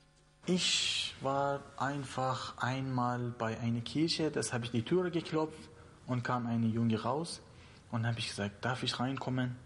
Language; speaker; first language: German; non-native, learner; Persian